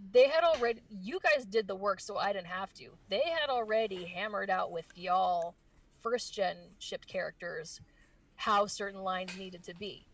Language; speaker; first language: English; early bilingual, other home language; Spanish